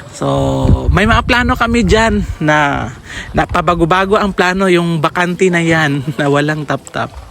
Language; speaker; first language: Filipino; non-native, local second language; Cebuano